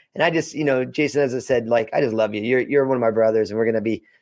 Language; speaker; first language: English; early bilingual, other home language; Italian